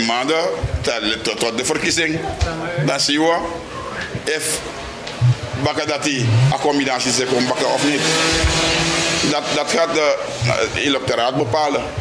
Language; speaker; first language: Dutch; non-native, local second language; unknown